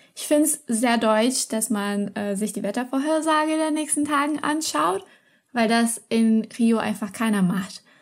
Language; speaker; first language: German; non-native, fluent; Portuguese